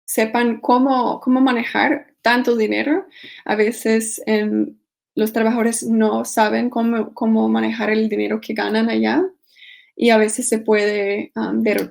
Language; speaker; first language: Spanish; non-native, fluent; English